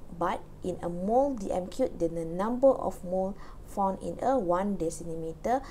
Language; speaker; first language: English; non-native, local second language; Malay